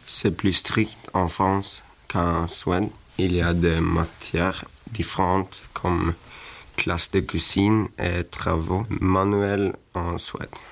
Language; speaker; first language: French; non-native, learner; Swedish